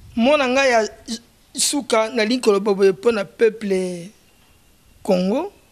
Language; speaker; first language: Lingala; native; Lingala